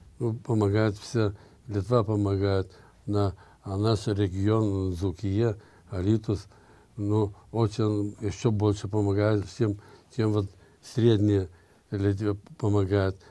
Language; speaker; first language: Russian; non-native, local second language; Lithuanian